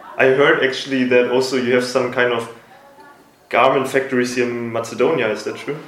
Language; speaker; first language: English; non-native, fluent; German